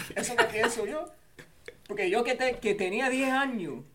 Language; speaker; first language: Spanish; early bilingual, heritage; Spanish